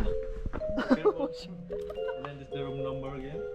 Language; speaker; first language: English; non-native, learner; Indonesian